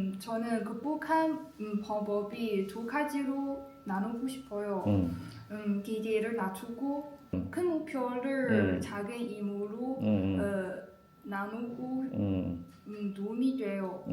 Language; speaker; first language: Korean; non-native, learner; Chinese